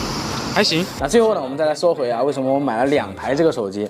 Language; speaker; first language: Chinese; native; Chinese